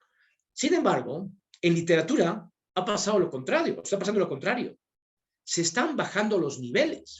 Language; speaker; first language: Spanish; native; Spanish